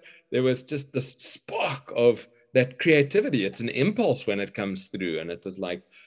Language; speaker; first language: English; native; English